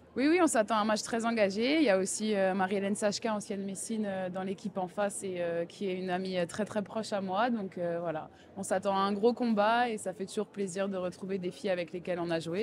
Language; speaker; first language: French; native; French